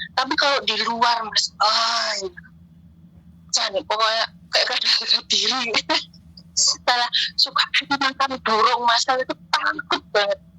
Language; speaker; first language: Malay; non-native, local second language; Javanese